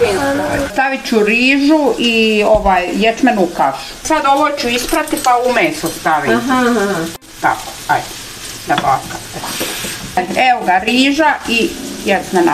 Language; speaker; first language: Croatian; native; Croatian